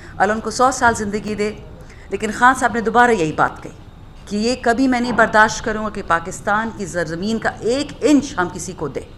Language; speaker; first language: Urdu; non-native, local second language; Pashto